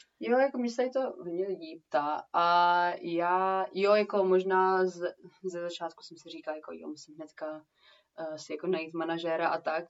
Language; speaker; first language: Czech; early bilingual, heritage; Czech